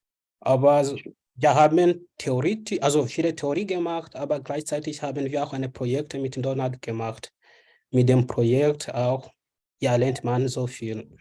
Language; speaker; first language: German; non-native, fluent; French